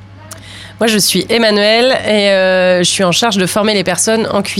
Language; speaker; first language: French; native; French